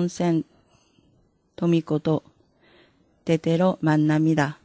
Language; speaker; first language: Korean; non-native, fluent; Japanese